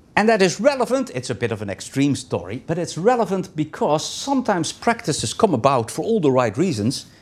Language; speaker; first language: English; non-native, fluent; Dutch